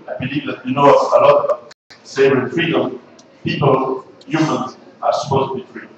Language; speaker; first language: English; non-native, fluent; Italian